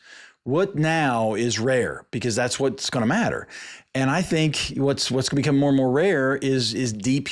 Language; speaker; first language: English; native; English